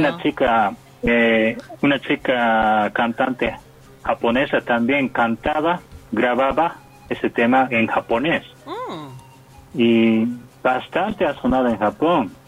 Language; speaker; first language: Spanish; non-native, learner; Japanese